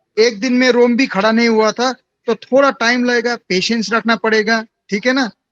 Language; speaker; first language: Hindi; non-native, local second language; Nepali